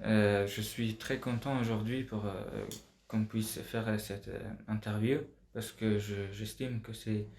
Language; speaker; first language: French; non-native, fluent; Persian